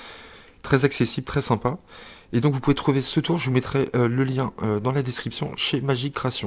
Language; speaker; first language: French; native; French